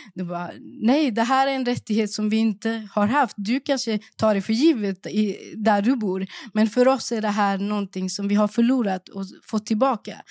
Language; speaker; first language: Swedish; early bilingual, other home language; Persian